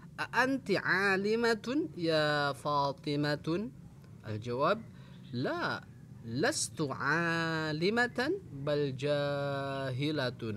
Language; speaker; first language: Arabic; non-native, fluent; Indonesian